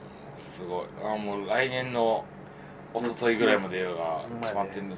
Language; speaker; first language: Japanese; native; Japanese